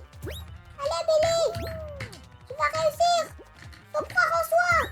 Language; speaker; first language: French; native; French